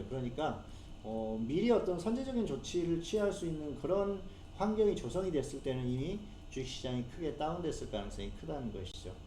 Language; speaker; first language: Korean; native; Korean